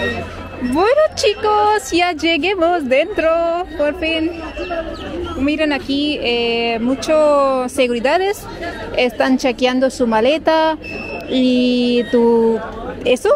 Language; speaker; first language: Spanish; non-native, learner; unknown